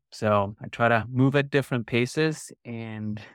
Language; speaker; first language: English; early bilingual, other home language; Spanish